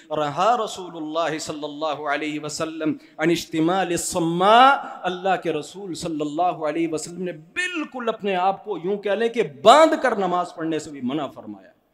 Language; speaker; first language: Urdu; non-native, local second language; Punjabi